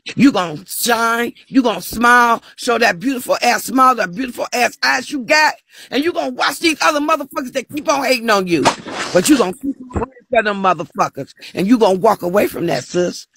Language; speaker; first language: English; native; English